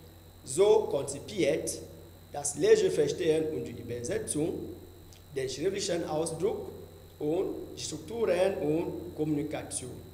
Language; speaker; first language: German; non-native, fluent; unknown